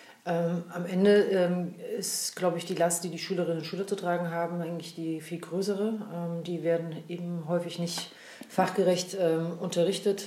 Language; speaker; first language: German; native; German